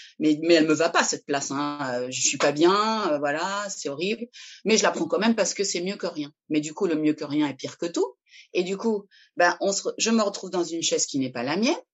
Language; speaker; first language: French; early bilingual, other home language; Spanish